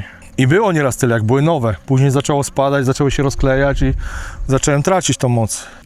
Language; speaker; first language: Polish; native; Polish